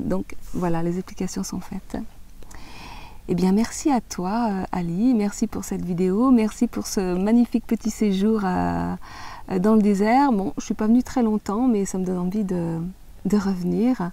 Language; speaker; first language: French; native; French